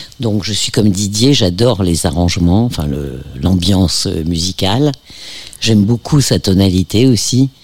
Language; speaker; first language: French; early bilingual, heritage; French